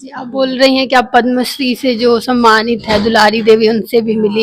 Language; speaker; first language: Hindi; native; Hindi